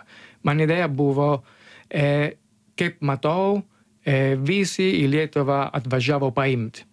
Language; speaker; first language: Lithuanian; non-native, learner; Italian